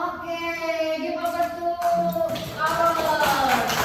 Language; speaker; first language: English; non-native, learner; Indonesian